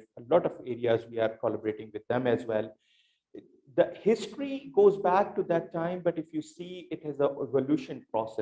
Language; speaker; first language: English; non-native, local second language; Urdu